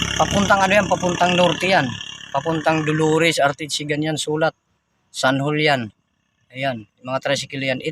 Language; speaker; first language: Filipino; non-native, local second language; Waray